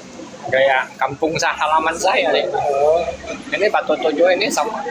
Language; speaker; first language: Indonesian; non-native, learner; Vietnamese